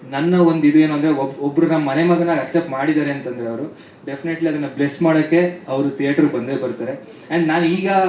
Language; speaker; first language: Kannada; native; Kannada